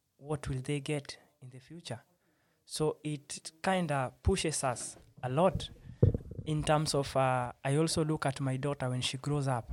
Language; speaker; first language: English; non-native, local second language; Swahili